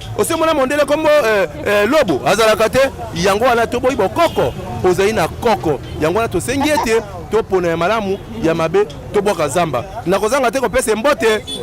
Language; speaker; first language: Lingala; native; Lingala